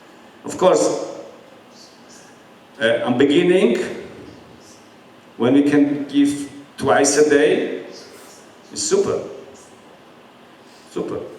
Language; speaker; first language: English; non-native, learner; Polish